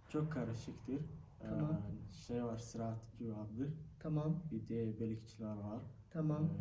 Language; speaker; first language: Turkish; non-native, learner; Somali